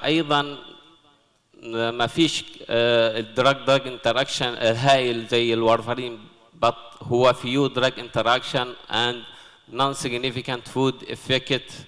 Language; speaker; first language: Arabic; native; Arabic